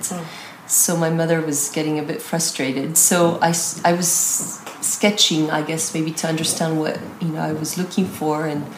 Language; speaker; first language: English; native; English